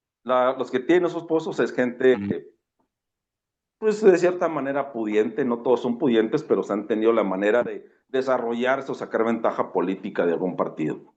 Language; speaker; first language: Spanish; native; Spanish